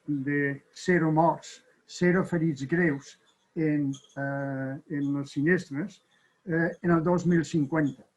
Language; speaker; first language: Catalan; non-native, fluent; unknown